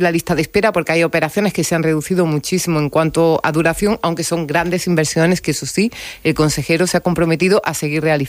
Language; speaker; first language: Spanish; native; Spanish